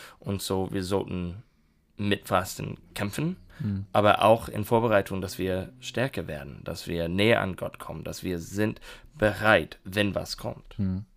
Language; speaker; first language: German; non-native, learner; English